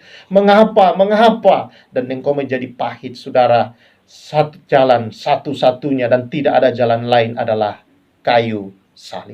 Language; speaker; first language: Indonesian; native; Indonesian